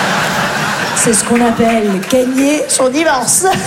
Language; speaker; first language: French; native; French